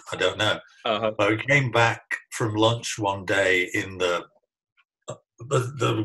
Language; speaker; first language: English; native; English